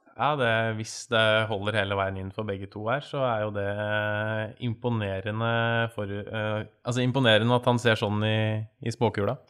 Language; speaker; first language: Norwegian; native; Norwegian